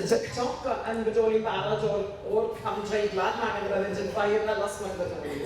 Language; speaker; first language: Welsh; non-native, local second language; English